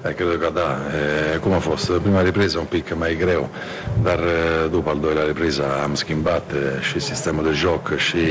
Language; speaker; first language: Romanian; non-native, fluent; Italian